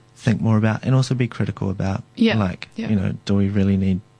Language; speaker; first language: English; native; English